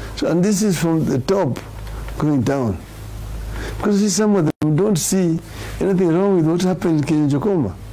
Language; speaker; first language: English; non-native, local second language; Swahili